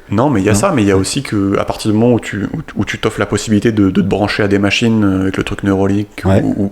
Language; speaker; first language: French; native; French